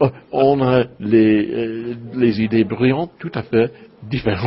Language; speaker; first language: French; non-native, learner; English